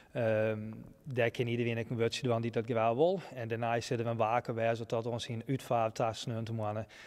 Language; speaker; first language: Dutch; non-native, local second language; Western Frisian